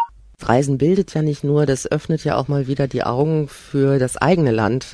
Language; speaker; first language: German; native; German